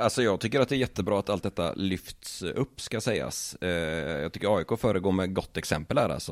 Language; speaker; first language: Swedish; native; Swedish